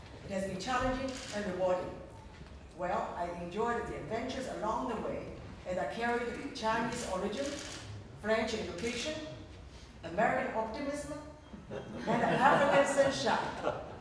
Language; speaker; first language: English; non-native, fluent; Chinese